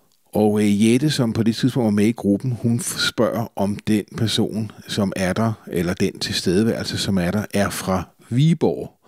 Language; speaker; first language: Danish; native; Danish